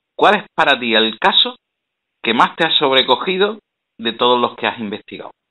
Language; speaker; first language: Spanish; native; Spanish